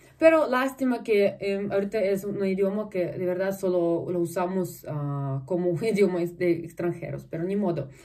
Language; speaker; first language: Spanish; non-native, fluent; Russian